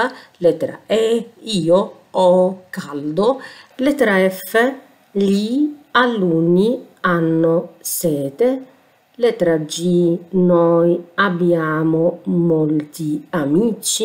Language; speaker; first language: Italian; non-native, fluent; Arabic